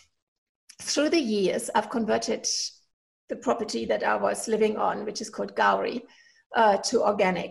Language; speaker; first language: English; non-native, fluent; German